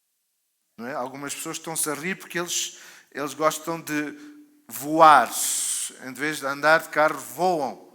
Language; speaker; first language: Portuguese; native; Portuguese